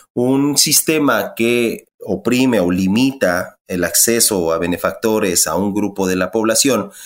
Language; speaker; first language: Spanish; native; Spanish